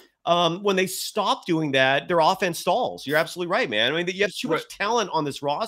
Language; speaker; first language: English; native; English